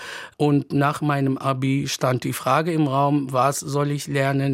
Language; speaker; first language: German; non-native, fluent; Arabic